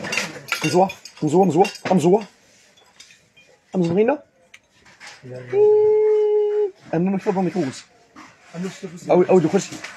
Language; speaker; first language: Arabic; native; Arabic